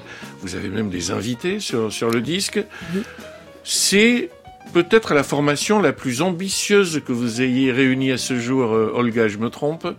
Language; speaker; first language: French; native; French